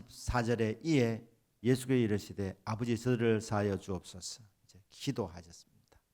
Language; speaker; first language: Korean; native; Korean